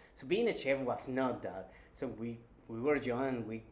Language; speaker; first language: English; non-native, fluent; Spanish